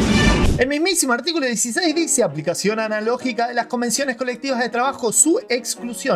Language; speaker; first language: Spanish; native; Spanish